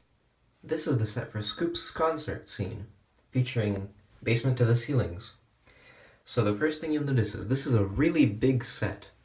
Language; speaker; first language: English; native; English